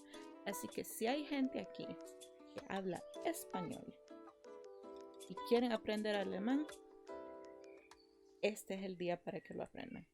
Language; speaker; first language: Spanish; early bilingual, heritage; Spanish